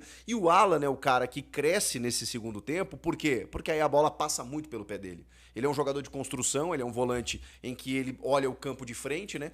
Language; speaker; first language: Portuguese; native; Portuguese